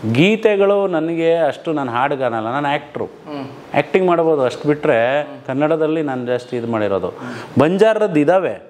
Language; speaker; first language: Kannada; non-native, local second language; Lambadi